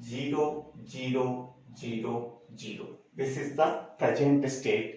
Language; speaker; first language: English; non-native, local second language; Telugu